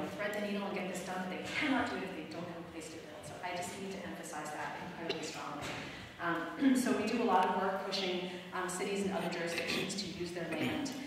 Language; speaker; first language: English; native; English